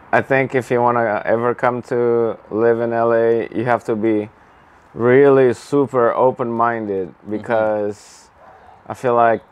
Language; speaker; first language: English; early bilingual, other home language; Indonesian